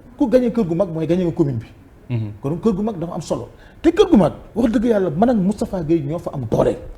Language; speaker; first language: Wolof; native; Wolof